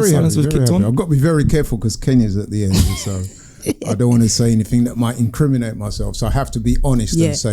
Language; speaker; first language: English; native; English